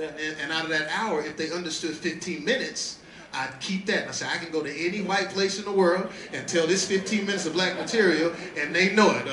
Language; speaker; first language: English; native; English